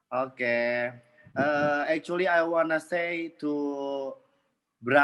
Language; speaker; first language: English; non-native, learner; Indonesian